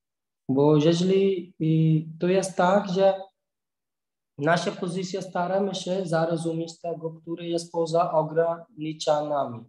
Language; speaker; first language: Polish; non-native, learner; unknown